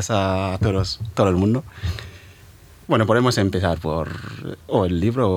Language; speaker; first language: Spanish; non-native, fluent; Mandingo